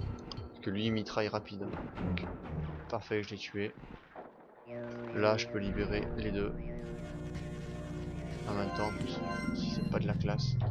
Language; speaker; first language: French; native; French